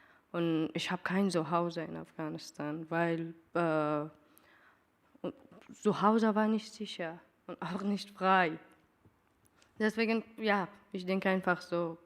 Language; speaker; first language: German; non-native, learner; Persian